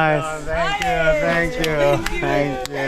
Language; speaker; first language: English; non-native, learner; Korean